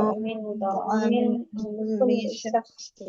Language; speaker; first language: Arabic; non-native, learner; Indonesian